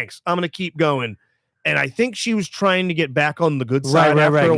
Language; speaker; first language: English; native; English